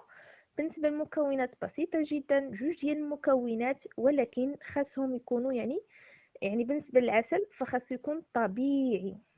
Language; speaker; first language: Arabic; native; Arabic